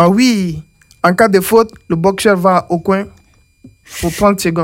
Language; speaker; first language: French; native; French